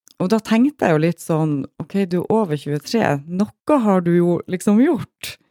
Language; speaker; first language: Norwegian; native; Norwegian